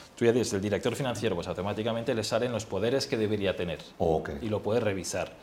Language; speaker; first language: Spanish; non-native, fluent; German